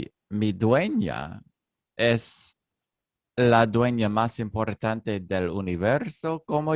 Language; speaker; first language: Spanish; non-native, learner; English